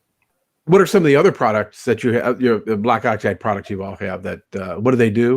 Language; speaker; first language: English; native; English